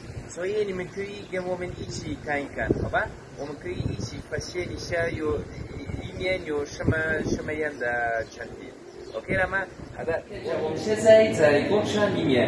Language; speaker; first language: Chinese; non-native, fluent; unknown